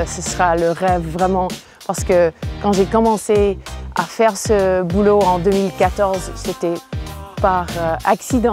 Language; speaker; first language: French; non-native, fluent; English